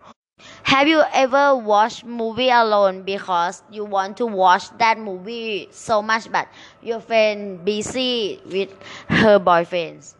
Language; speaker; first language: English; non-native, learner; Thai